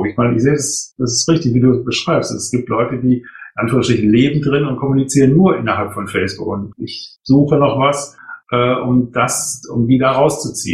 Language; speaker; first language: German; native; German